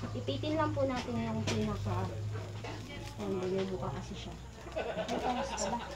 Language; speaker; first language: Filipino; non-native, local second language; Cebuano